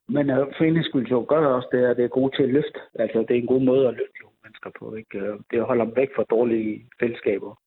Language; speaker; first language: Danish; native; Danish